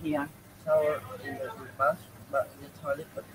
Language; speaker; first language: English; non-native, learner; Vietnamese